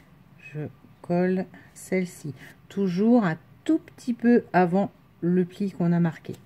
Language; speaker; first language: French; native; French